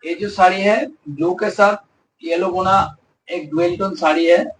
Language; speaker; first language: Hindi; non-native, local second language; Bangla